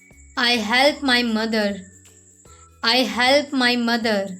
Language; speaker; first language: English; non-native, local second language; Hindi